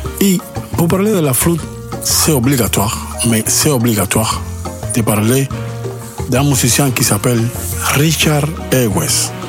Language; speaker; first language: French; non-native, learner; Spanish